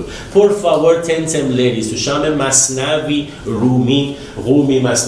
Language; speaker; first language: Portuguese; non-native, learner; Persian